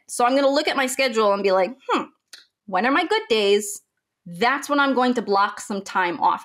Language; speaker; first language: English; native; English